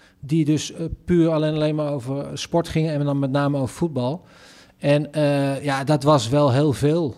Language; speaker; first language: Dutch; native; Dutch